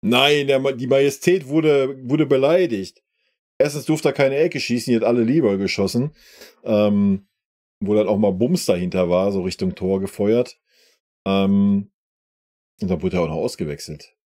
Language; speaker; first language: German; native; German